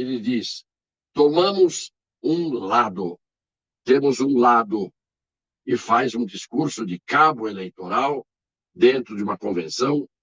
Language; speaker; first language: Portuguese; native; Portuguese